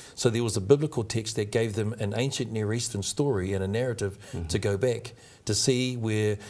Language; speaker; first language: English; native; English